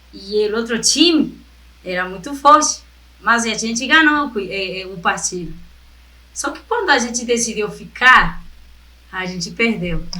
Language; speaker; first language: Portuguese; non-native, fluent; Spanish